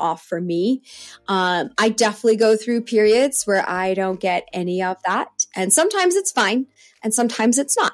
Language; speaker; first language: English; native; English